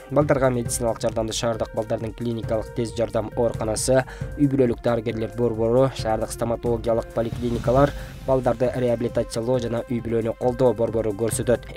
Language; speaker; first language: Kyrgyz; native; Kyrgyz